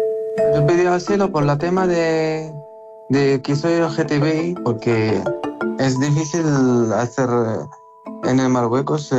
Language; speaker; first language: Spanish; non-native, local second language; Arabic